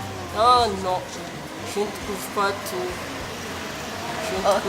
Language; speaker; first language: French; non-native, local second language; Malagasy